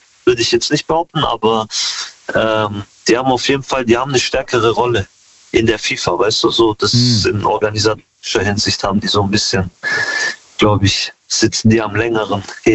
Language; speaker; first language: German; early bilingual, other home language; Kurdish